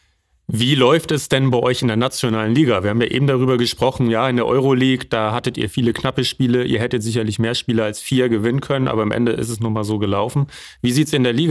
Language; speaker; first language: German; native; German